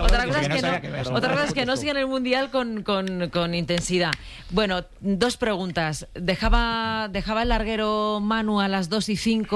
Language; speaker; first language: Spanish; native; Spanish